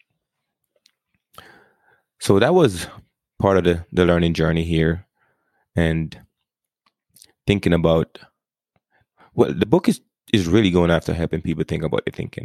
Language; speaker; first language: English; non-native, local second language; Jamaican Creole English